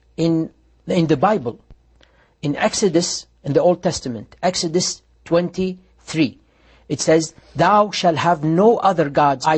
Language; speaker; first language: English; non-native, fluent; Arabic